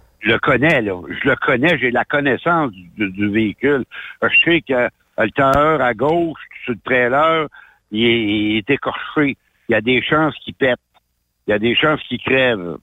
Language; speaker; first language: French; native; French